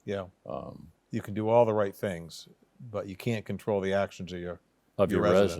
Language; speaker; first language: English; native; English